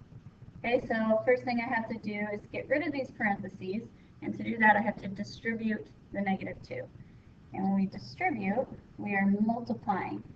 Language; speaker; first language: English; native; English